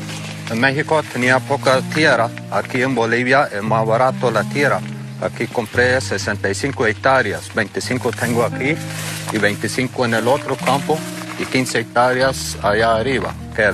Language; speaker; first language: Spanish; non-native, local second language; Plautdietsch